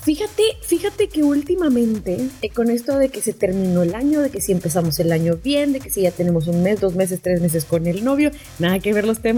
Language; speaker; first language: Spanish; native; Spanish